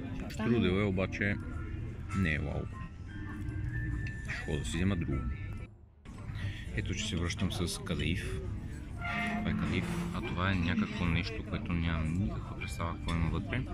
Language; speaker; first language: Bulgarian; native; Bulgarian